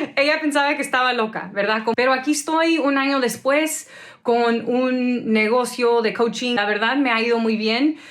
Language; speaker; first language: Spanish; early bilingual, heritage; Spanish